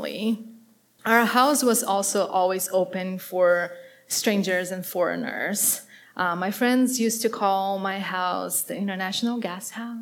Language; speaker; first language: English; non-native, fluent; Portuguese